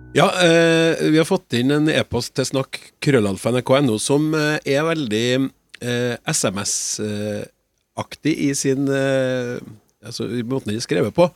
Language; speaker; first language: Norwegian; native; Norwegian